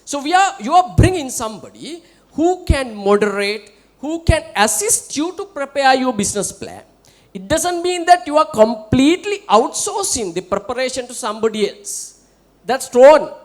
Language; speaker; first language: English; non-native, local second language; Sinhala